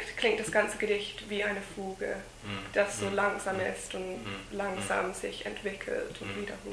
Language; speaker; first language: German; non-native, fluent; English